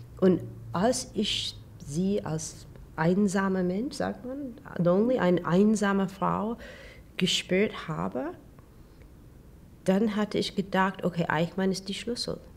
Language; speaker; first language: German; non-native, learner; English